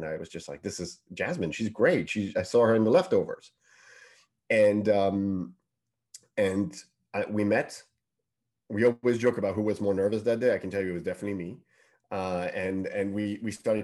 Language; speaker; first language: English; non-native, fluent; French